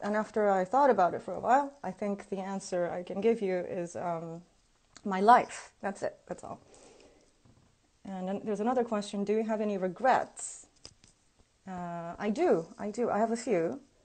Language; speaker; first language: English; early bilingual, other home language; Japanese